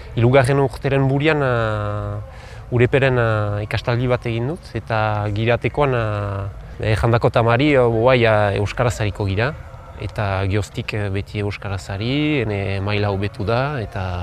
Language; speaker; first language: Basque; non-native, local second language; French